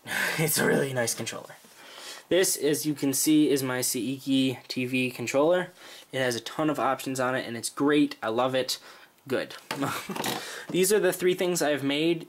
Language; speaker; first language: English; native; English